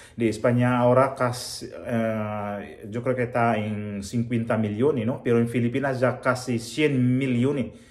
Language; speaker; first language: Spanish; non-native, learner; Filipino